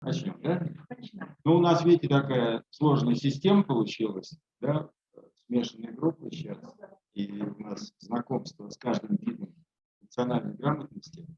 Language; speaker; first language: Russian; native; Russian